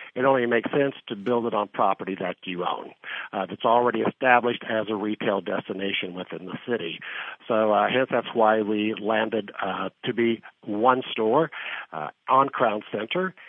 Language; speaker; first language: English; native; English